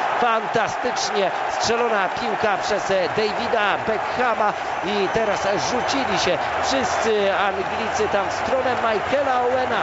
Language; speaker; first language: Polish; native; Polish